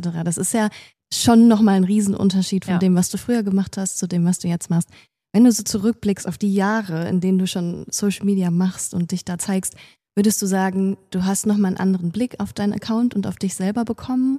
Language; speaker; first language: German; native; German